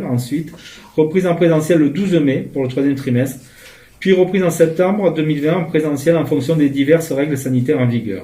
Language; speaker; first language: French; native; French